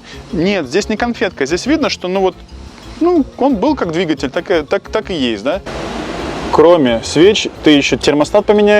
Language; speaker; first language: Russian; native; Russian